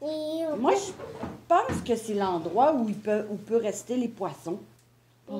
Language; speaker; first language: French; native; French